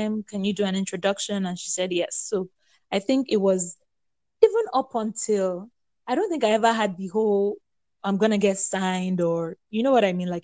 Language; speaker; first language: English; non-native, local second language; Yoruba